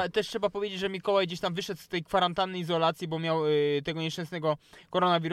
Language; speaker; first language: Polish; native; Polish